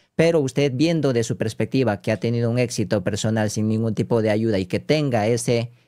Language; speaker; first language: Spanish; non-native, fluent; Korean